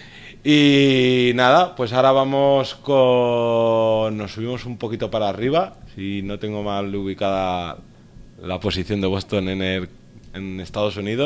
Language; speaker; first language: Spanish; native; Spanish